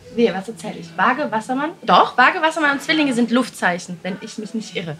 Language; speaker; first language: German; early bilingual, other home language; Italian